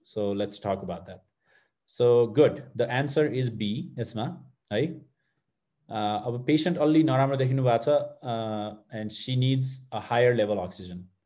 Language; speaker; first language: English; non-native, local second language; Nepali